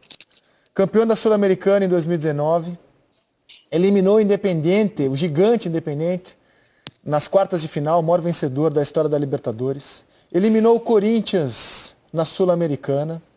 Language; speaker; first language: Portuguese; native; Portuguese